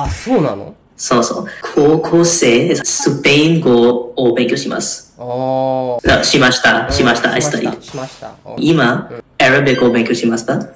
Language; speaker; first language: Japanese; non-native, learner; English